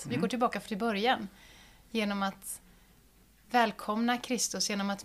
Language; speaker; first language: Swedish; native; Swedish